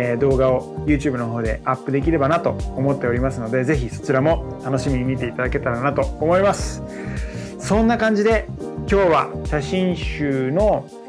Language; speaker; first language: Japanese; early bilingual, other home language; French